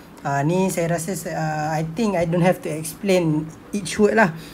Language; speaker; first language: English; non-native, local second language; Malay